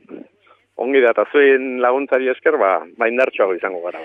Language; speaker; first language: Basque; native; Basque